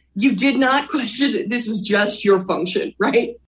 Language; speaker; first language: English; native; English